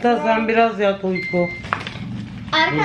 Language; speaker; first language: Turkish; non-native, learner; Filipino